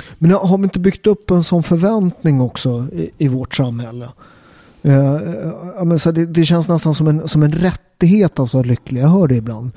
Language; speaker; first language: Swedish; early bilingual, other home language; Italian